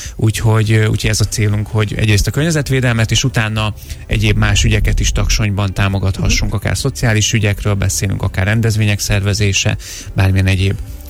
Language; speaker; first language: Hungarian; native; Hungarian